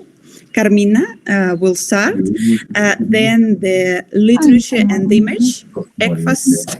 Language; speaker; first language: English; non-native, learner; Spanish